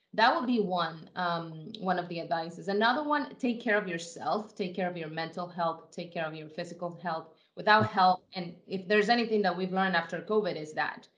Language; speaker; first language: English; non-native, fluent; Spanish